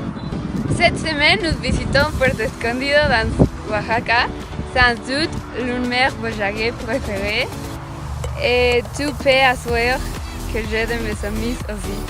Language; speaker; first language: French; non-native, learner; Spanish